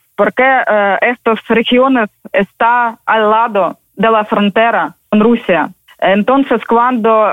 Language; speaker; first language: Spanish; non-native, learner; Ukrainian